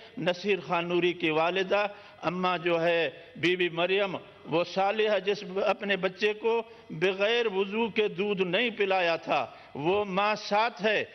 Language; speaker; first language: Urdu; non-native, local second language; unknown